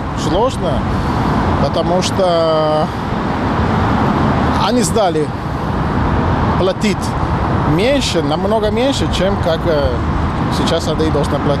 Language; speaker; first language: Russian; non-native, learner; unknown